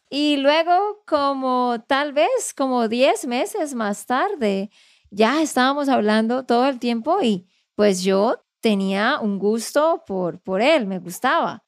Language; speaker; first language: Spanish; native; Spanish